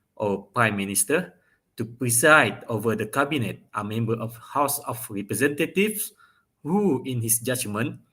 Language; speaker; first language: English; non-native, local second language; Malay